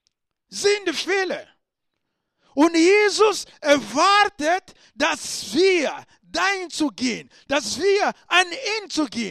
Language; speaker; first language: German; non-native, learner; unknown